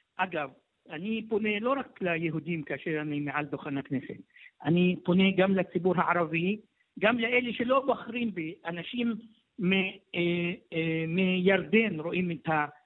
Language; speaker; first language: Hebrew; non-native, local second language; Arabic